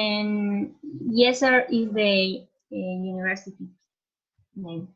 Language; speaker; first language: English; non-native, learner; Spanish